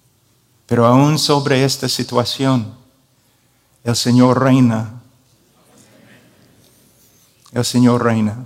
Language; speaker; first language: Spanish; non-native, fluent; English